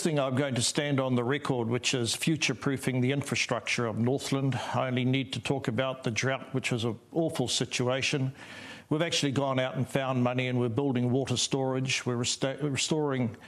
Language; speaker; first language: English; native; English